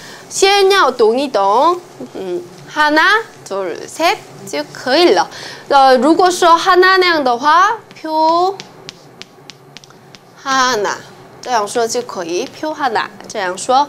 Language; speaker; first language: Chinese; non-native, fluent; Korean